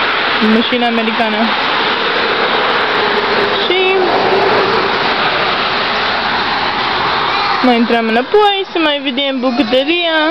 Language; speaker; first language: Romanian; early bilingual, heritage; Romanian